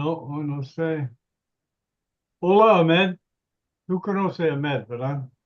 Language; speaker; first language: Spanish; non-native, learner; English